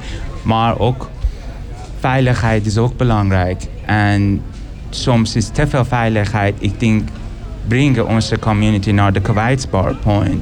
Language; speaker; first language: Dutch; non-native, learner; Persian